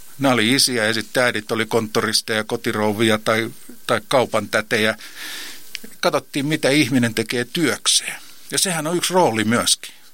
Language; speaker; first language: Finnish; native; Finnish